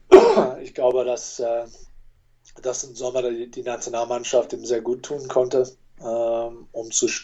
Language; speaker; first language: German; non-native, fluent; English